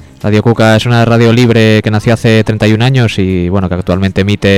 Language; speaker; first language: Spanish; native; Spanish